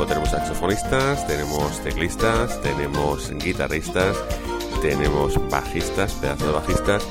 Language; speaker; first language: Spanish; native; Spanish